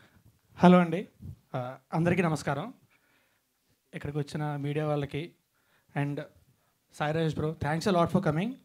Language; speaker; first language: Telugu; native; Telugu